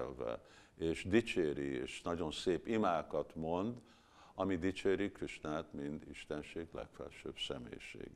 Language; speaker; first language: Hungarian; early bilingual, heritage; Hungarian